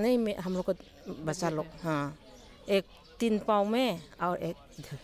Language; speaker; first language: Hindi; non-native, local second language; Manipuri